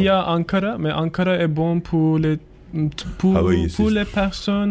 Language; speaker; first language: French; non-native, learner; Turkish